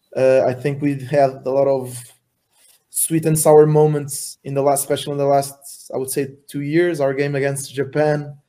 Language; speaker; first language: English; non-native, fluent; Portuguese